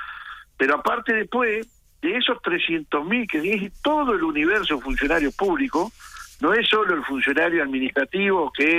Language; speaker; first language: Spanish; native; Spanish